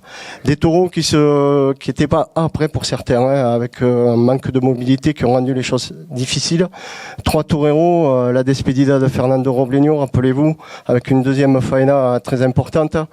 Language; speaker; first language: French; native; French